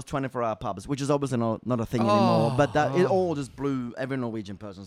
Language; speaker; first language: English; non-native, fluent; Norwegian